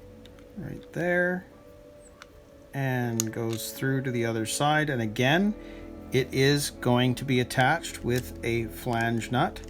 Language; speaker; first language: English; native; English